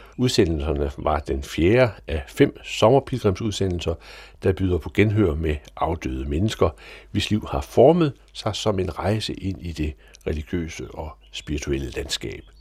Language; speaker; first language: Danish; native; Danish